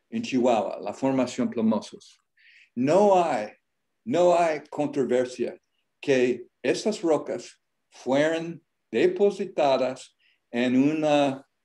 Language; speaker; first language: Spanish; non-native, learner; English